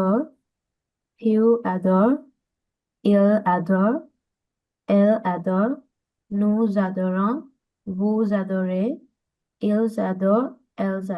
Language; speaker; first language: French; non-native, learner; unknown